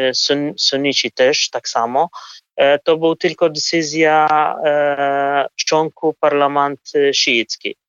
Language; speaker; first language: Polish; non-native, fluent; Kurdish